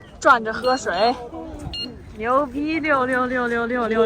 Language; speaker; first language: Chinese; native; Chinese